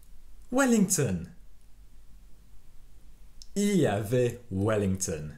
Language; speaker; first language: French; non-native, fluent; English